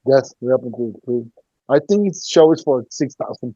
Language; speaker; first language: English; non-native, learner; Spanish